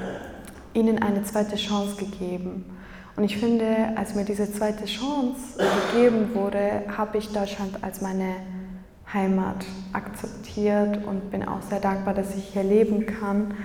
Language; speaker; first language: German; early bilingual, other home language; Kurdish